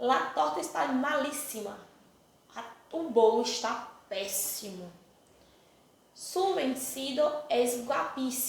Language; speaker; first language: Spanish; non-native, fluent; Portuguese